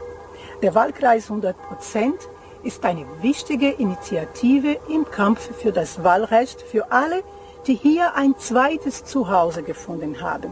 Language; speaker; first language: German; non-native, fluent; Portuguese